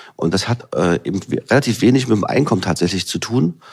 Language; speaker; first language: German; native; German